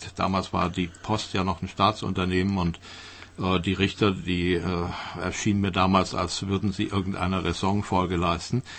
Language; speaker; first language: German; native; German